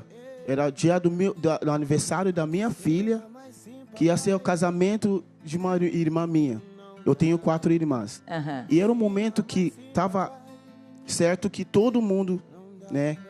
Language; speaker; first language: Portuguese; non-native, fluent; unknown